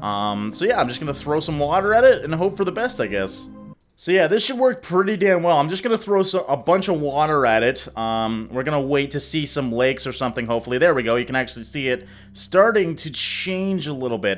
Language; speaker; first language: English; native; English